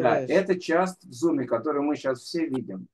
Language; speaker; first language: Russian; native; Russian